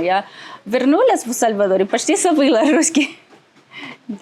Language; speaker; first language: Russian; non-native, learner; Spanish